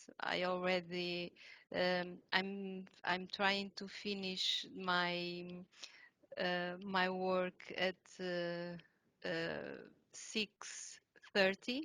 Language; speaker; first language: English; non-native, learner; Portuguese